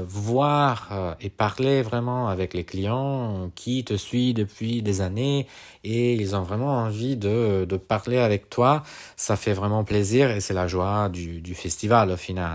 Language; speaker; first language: French; non-native, fluent; Italian